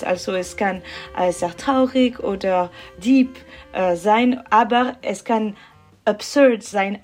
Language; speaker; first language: German; non-native, learner; French